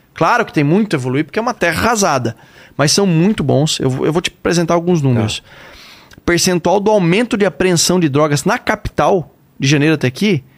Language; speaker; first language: Portuguese; native; Portuguese